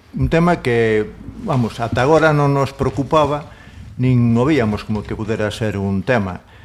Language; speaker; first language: Galician; non-native, local second language; Spanish